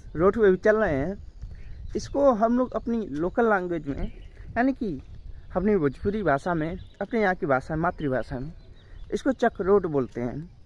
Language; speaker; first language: Hindi; non-native, local second language; Bhojpuri